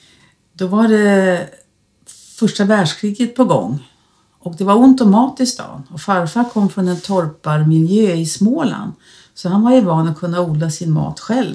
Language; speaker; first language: Swedish; native; Swedish